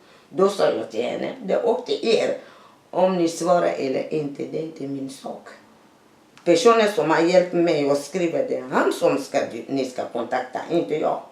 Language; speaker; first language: Swedish; non-native, learner; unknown